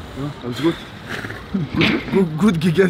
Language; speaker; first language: German; non-native, learner; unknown